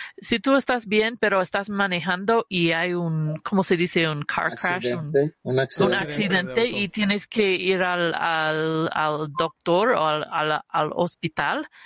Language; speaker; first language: Spanish; early bilingual, heritage; Spanish